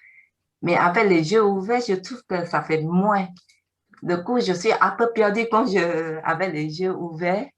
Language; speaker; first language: French; non-native, learner; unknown